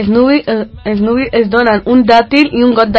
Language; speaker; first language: Catalan; non-native, learner; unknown